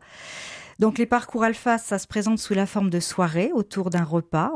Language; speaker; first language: French; native; French